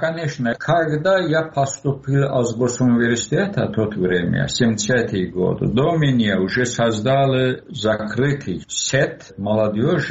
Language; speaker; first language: Russian; non-native, local second language; Azerbaijani